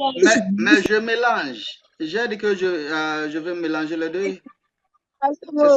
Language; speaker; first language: French; non-native, fluent; Akan